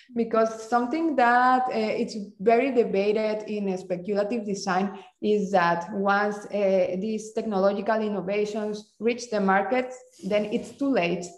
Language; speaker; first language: English; non-native, fluent; Spanish